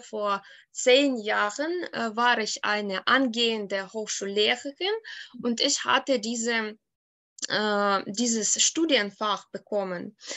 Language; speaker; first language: German; non-native, fluent; Ukrainian